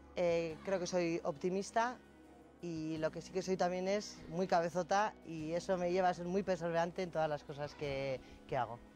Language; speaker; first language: Spanish; native; Spanish